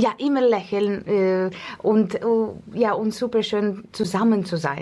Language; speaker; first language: German; non-native, fluent; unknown